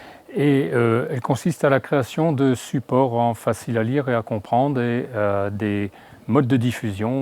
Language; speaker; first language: French; native; French